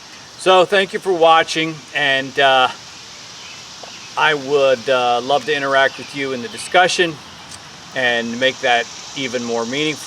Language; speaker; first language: English; native; English